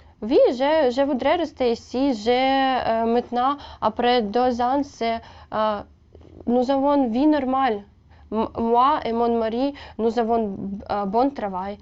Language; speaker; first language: French; non-native, learner; Ukrainian